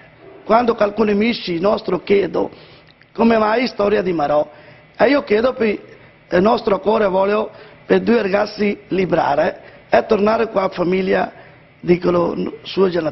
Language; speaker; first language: Italian; non-native, learner; Punjabi